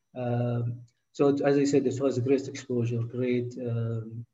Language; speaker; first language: English; non-native, fluent; Arabic